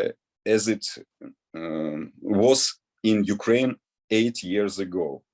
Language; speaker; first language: English; non-native, learner; Ukrainian